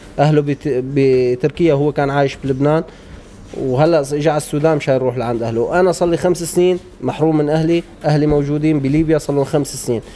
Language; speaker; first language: Arabic; native; Arabic